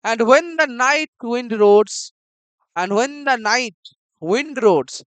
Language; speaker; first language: English; non-native, local second language; Bangla